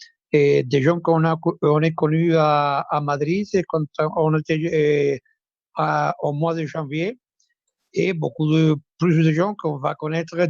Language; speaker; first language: French; non-native, fluent; Spanish